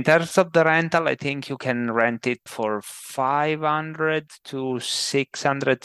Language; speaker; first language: English; non-native, fluent; Italian